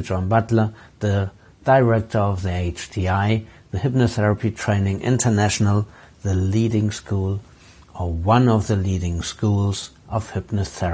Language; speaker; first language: English; non-native, fluent; German